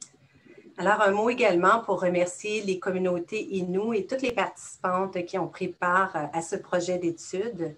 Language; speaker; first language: French; native; French